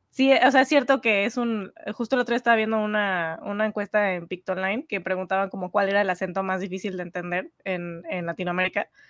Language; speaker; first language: Spanish; native; Spanish